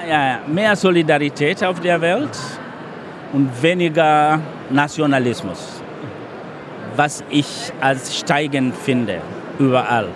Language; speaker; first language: German; non-native, fluent; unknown